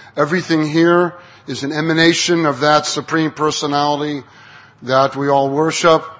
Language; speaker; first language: English; native; English